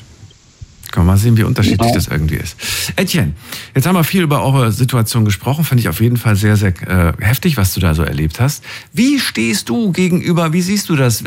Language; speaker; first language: German; native; German